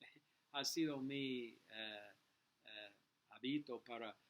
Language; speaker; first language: Spanish; non-native, learner; English